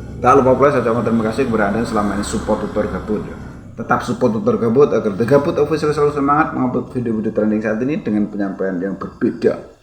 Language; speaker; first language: Indonesian; native; Indonesian